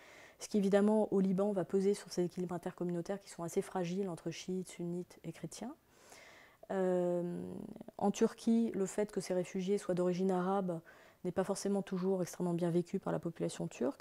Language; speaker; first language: French; native; French